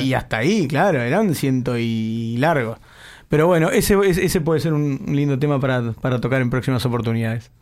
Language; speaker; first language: Spanish; native; Spanish